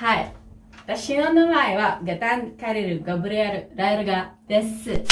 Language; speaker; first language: Japanese; non-native, local second language; Filipino